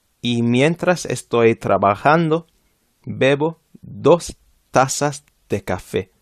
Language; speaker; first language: Spanish; non-native, fluent; English